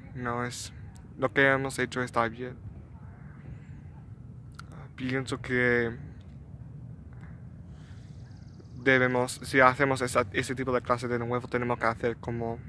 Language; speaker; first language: Spanish; non-native, learner; English